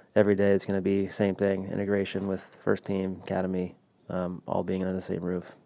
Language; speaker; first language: English; native; English